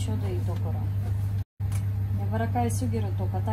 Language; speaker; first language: Japanese; non-native, learner; Ukrainian